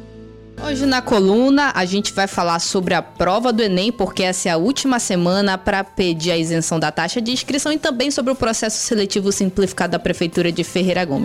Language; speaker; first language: Portuguese; native; Portuguese